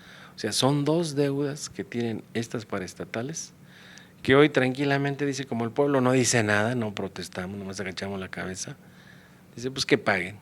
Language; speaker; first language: Spanish; native; Spanish